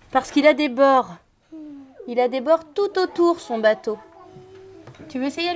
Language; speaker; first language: French; native; French